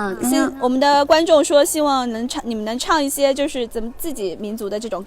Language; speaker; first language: Chinese; native; Chinese